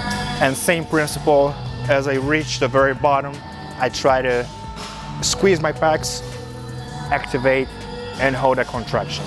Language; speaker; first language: English; non-native, fluent; Portuguese